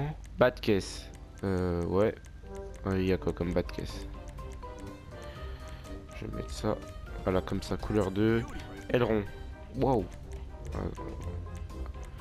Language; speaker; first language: French; native; French